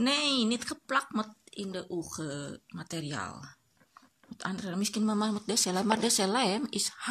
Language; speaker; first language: Dutch; non-native, learner; Indonesian